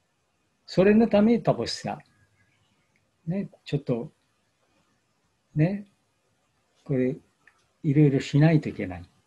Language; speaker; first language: Japanese; non-native, fluent; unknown